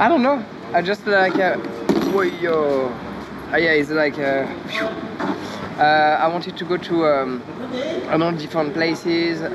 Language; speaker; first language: English; non-native, learner; French